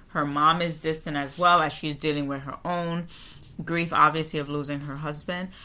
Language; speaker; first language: English; native; English